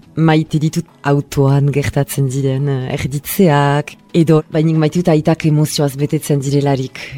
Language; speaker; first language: Basque; native; Basque